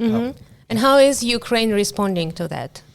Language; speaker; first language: English; non-native, fluent; Ukrainian